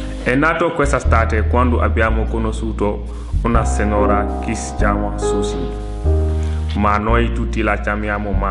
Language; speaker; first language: Italian; non-native, learner; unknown